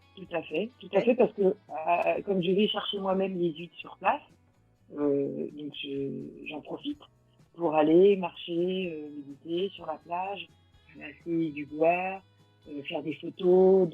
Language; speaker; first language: French; native; French